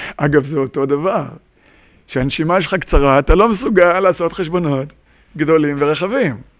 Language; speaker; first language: Hebrew; native; Hebrew